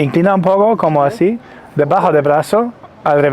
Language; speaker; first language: Spanish; non-native, learner; German